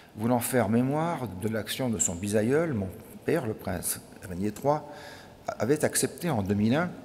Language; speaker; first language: French; native; French